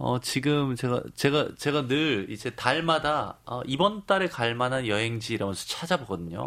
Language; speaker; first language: Korean; native; Korean